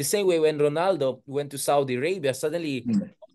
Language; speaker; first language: English; non-native, local second language; Filipino